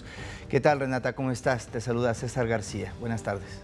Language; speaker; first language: Spanish; native; Spanish